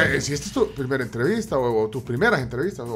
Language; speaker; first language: Spanish; native; Spanish